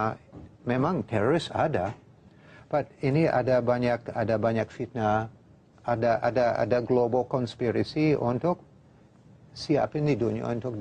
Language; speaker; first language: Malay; non-native, fluent; English